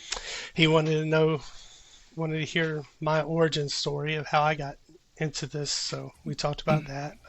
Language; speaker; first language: English; native; English